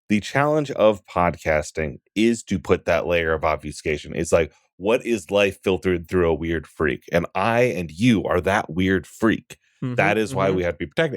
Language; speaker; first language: English; native; English